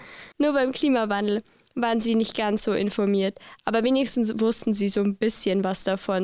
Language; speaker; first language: German; native; German